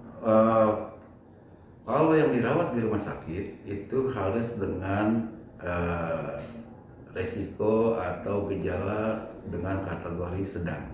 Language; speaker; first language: Indonesian; native; Indonesian